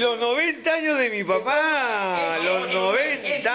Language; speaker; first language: Spanish; native; Spanish